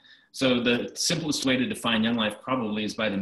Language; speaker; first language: English; native; English